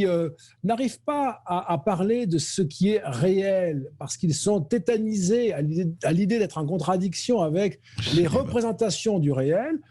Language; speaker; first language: French; native; French